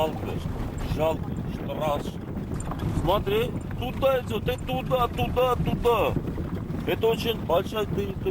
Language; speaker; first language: Russian; non-native, local second language; Armenian